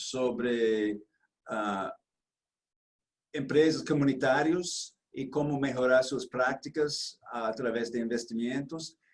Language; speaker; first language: Spanish; non-native, fluent; Portuguese